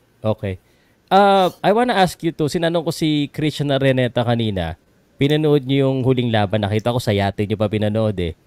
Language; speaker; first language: Filipino; native; Filipino